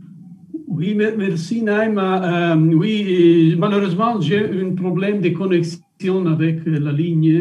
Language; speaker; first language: French; non-native, fluent; Italian